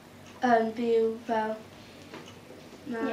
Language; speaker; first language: Welsh; non-native, local second language; English